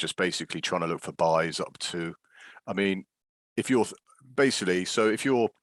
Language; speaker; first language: English; native; English